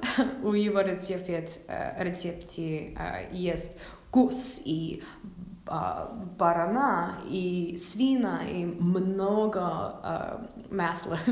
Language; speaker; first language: Russian; non-native, learner; English